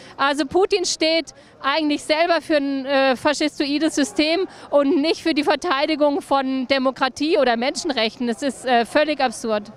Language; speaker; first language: German; native; German